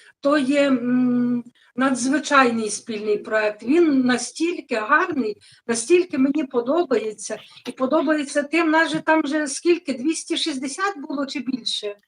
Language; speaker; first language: Ukrainian; native; Ukrainian